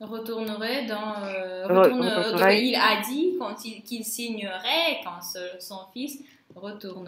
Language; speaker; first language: French; non-native, fluent; Russian